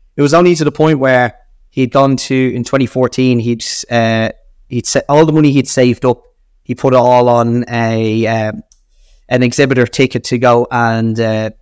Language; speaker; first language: English; native; English